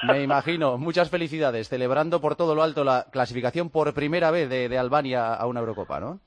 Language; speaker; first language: Spanish; native; Spanish